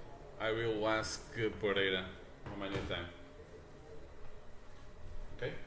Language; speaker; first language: English; non-native, learner; Portuguese